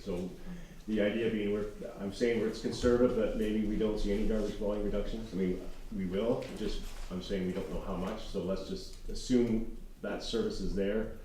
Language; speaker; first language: English; native; English